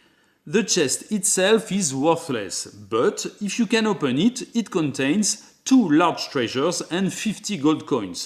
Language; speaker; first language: English; non-native, fluent; French